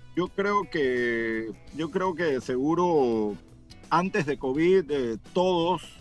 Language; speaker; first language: Spanish; native; Spanish